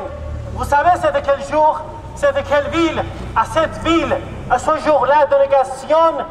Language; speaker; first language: French; non-native, fluent; Kurdish